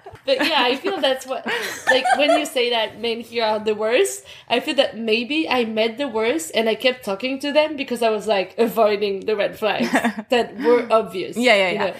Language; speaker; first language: English; non-native, fluent; French